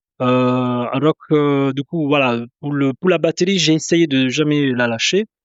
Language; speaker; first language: French; non-native, fluent; Italian